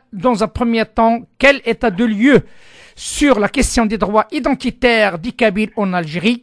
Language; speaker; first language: French; non-native, local second language; Arabic